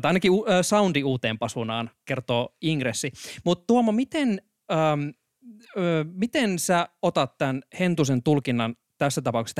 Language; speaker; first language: Finnish; native; Finnish